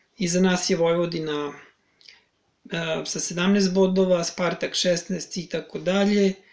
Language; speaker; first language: Serbian; native; Serbian